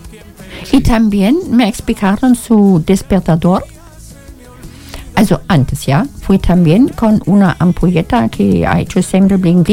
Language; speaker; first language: Spanish; non-native, learner; German